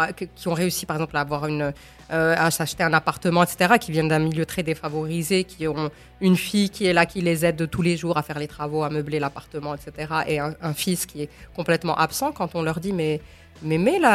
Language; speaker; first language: French; non-native, local second language; Arabic